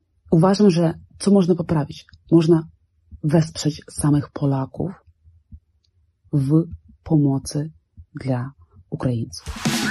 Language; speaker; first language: Polish; non-native, fluent; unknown